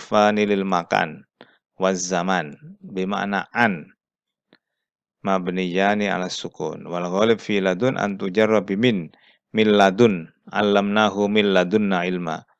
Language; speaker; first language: Arabic; non-native, fluent; Indonesian